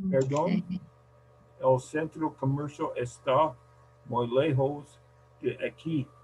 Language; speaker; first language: Spanish; non-native, learner; English